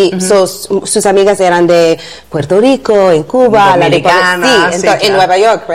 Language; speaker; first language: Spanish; non-native, learner; English